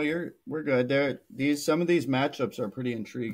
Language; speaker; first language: English; native; English